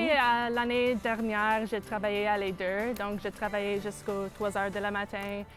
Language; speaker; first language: French; non-native, local second language; English